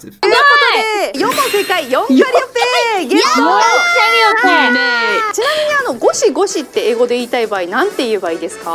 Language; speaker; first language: Japanese; native; Japanese